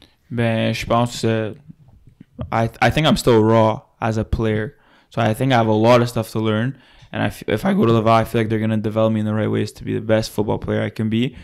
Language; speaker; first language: English; native; English